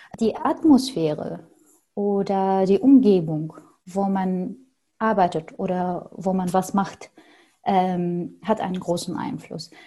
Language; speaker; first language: German; non-native, fluent; Arabic